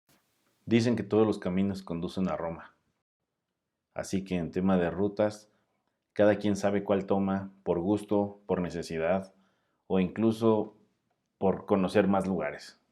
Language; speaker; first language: Spanish; native; Spanish